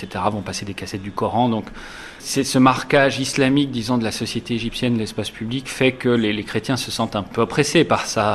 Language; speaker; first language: French; native; French